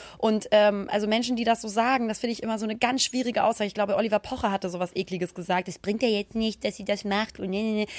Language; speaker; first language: German; native; German